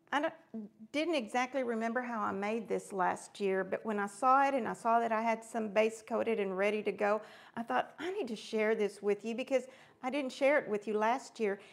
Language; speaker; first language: English; early bilingual, other home language; Spanish